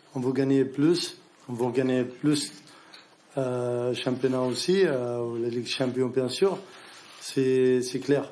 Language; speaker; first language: French; non-native, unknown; Arabic